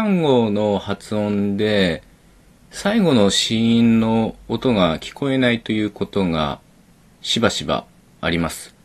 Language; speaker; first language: Japanese; native; Japanese